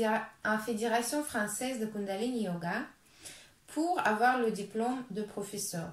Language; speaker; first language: French; non-native, fluent; Russian